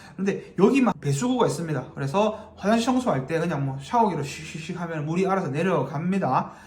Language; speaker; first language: Korean; native; Korean